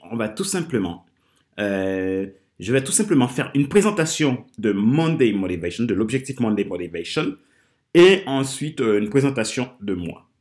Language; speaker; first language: French; non-native, local second language; Haitian Creole